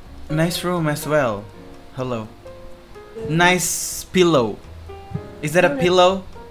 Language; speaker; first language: English; non-native, learner; Indonesian